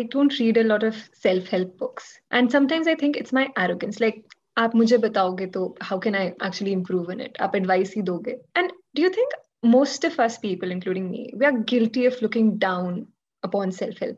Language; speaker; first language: English; non-native, local second language; Hindi